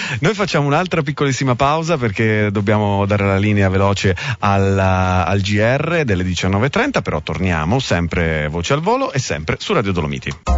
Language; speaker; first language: Italian; native; Italian